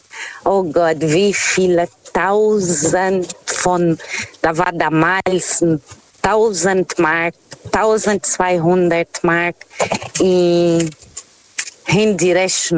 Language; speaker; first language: German; non-native, fluent; Portuguese